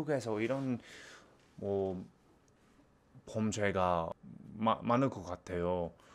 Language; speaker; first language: Korean; non-native, learner; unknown